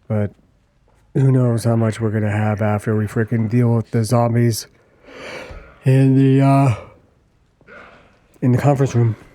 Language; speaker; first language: English; native; English